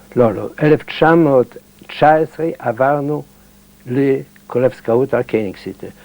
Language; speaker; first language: Hebrew; early bilingual, heritage; Hebrew